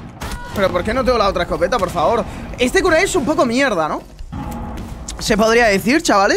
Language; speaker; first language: Spanish; native; Spanish